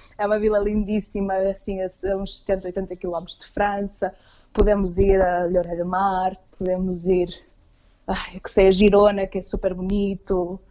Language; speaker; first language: Portuguese; native; Portuguese